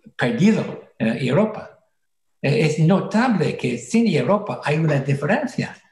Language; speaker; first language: Spanish; non-native, fluent; English